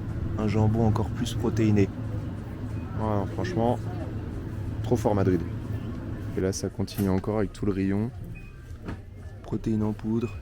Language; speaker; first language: French; native; French